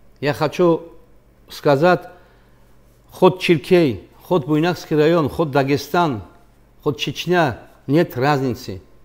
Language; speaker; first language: Russian; non-native, local second language; Avaric